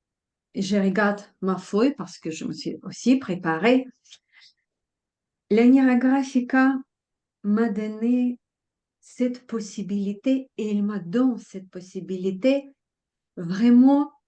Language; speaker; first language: French; non-native, fluent; Russian